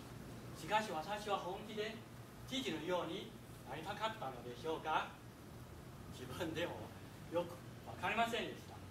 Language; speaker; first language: Japanese; non-native, fluent; Chinese